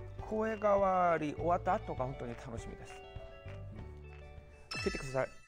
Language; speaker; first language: Japanese; non-native, learner; Korean